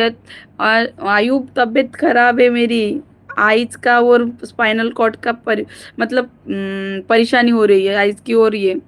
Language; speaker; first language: Hindi; non-native, local second language; Marathi